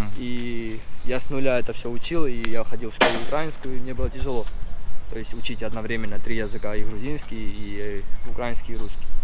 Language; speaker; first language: Russian; early bilingual, other home language; Georgian